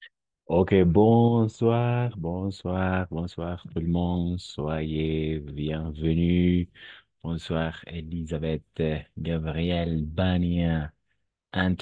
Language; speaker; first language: French; non-native, fluent; Spanish